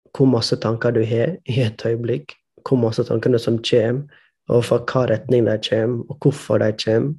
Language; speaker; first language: Norwegian; non-native, fluent; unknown